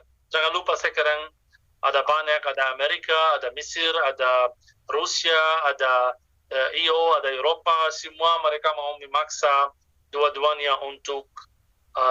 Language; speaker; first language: Indonesian; non-native, fluent; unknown